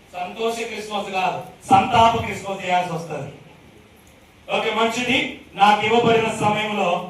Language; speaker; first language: Telugu; native; Telugu